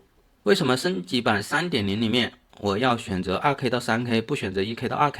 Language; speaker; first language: Chinese; native; Chinese